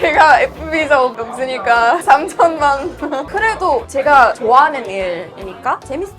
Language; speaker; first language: Korean; non-native, fluent; English